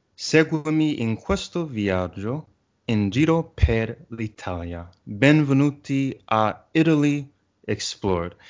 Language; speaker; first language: Italian; non-native, learner; English